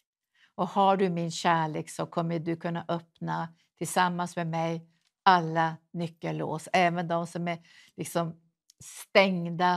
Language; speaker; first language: Swedish; native; Swedish